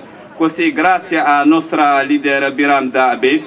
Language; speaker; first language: Italian; non-native, learner; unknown